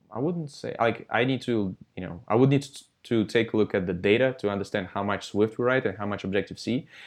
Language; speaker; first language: English; non-native, fluent; Russian